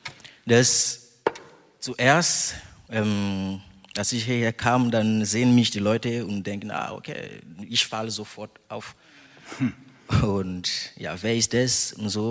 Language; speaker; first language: German; non-native, fluent; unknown